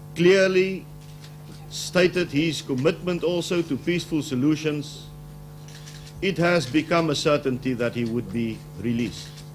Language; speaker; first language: English; non-native, local second language; Afrikaans